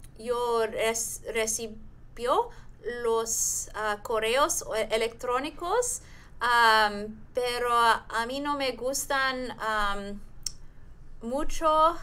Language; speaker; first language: Spanish; non-native, learner; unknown